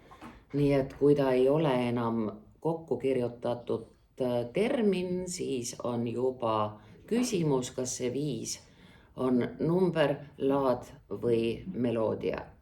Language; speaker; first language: Estonian; native; Estonian